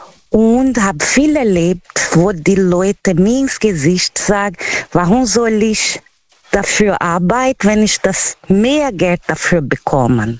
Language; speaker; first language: German; non-native, learner; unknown